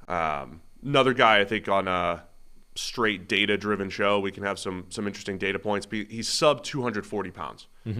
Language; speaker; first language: English; native; English